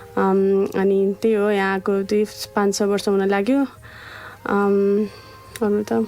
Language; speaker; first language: Nepali; native; Nepali